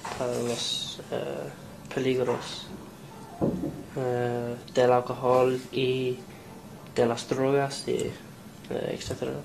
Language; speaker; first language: Spanish; non-native, learner; English